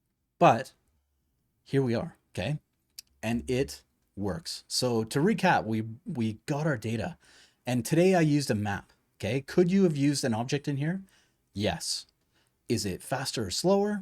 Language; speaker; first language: English; native; English